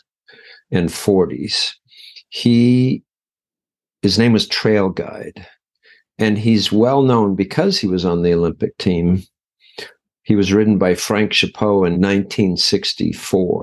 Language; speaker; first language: English; native; English